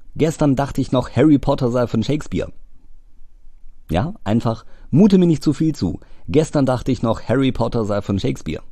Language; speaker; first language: German; native; German